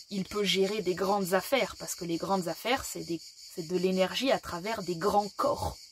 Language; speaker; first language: French; native; French